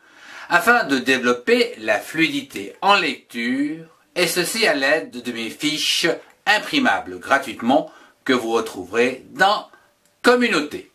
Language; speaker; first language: French; native; French